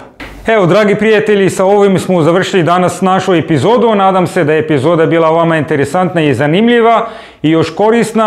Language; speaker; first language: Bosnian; non-native, fluent; Arabic